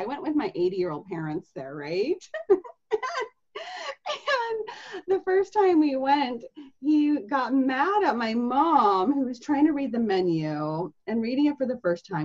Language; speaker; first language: English; native; English